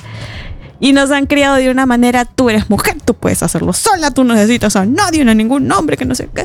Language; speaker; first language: Spanish; native; Spanish